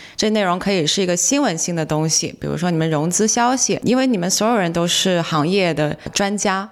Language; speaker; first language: Chinese; non-native, local second language; Cantonese